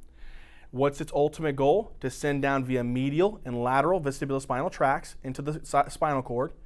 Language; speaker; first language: English; native; English